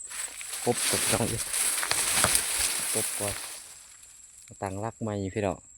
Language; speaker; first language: Thai; non-native, local second language; Northeastern Thai